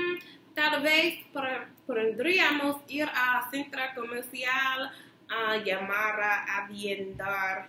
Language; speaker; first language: Spanish; non-native, learner; English